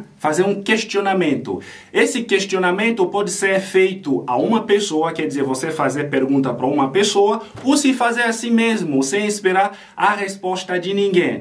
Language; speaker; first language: Portuguese; non-native, fluent; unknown